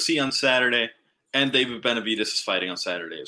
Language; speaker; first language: English; non-native, fluent; Spanish